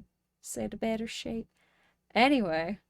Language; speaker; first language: English; native; English